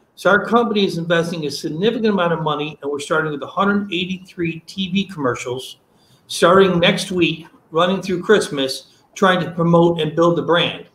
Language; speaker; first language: English; native; English